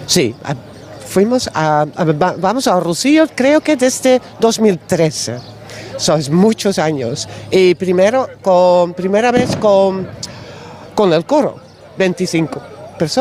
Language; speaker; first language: Spanish; non-native, learner; Dutch